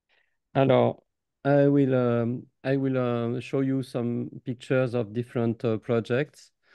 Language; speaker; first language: English; non-native, fluent; French